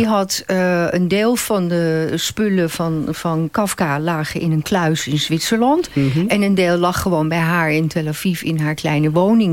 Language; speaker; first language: Dutch; native; Dutch